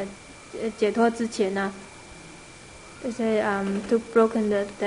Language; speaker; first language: Chinese; native; Chinese